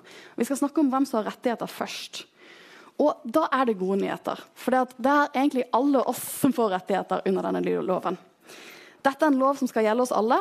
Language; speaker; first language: Norwegian; native; Norwegian